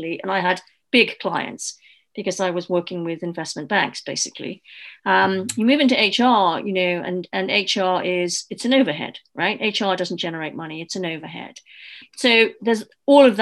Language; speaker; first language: English; native; English